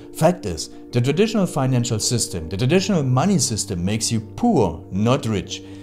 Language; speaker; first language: English; non-native, fluent; German